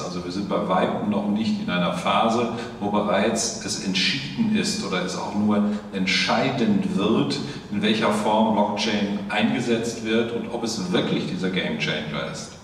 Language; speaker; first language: German; native; German